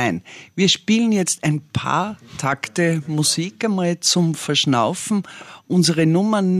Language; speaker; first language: German; native; German